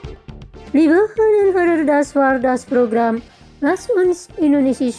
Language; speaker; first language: German; non-native, fluent; Indonesian